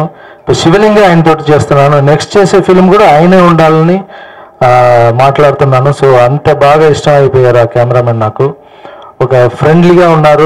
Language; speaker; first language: Telugu; non-native, local second language; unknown